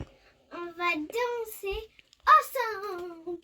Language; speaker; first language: French; early bilingual, other home language; Bangla